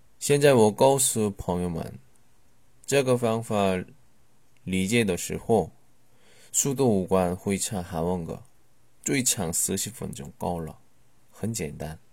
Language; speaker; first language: Chinese; non-native, learner; Korean